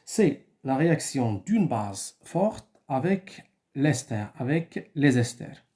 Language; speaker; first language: French; non-native, local second language; Arabic